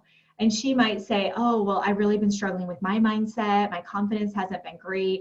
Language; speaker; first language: English; native; English